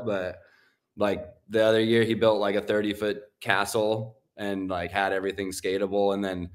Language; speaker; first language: English; native; English